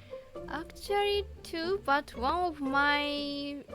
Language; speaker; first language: English; non-native, learner; Japanese